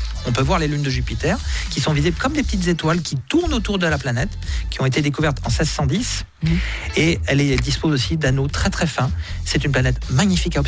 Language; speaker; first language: French; native; French